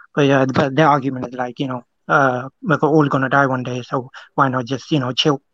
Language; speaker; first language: English; non-native, local second language; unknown